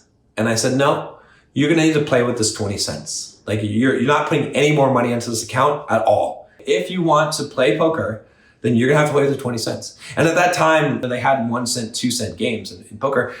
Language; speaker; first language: English; native; English